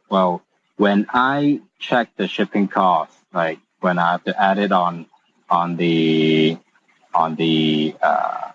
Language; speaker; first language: English; non-native, local second language; Cantonese